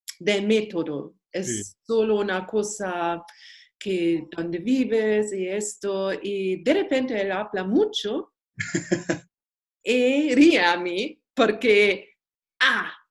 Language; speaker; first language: Spanish; non-native, learner; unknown